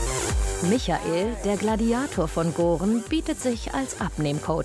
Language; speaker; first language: German; native; German